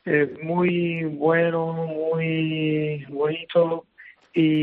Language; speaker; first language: Spanish; non-native, learner; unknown